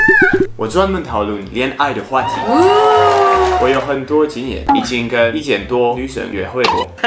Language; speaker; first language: Chinese; non-native, fluent; French